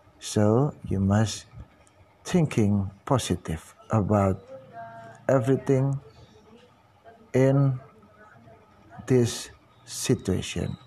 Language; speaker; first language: English; non-native, learner; Indonesian